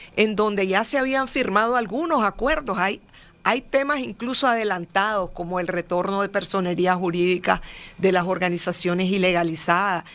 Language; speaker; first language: Spanish; native; Spanish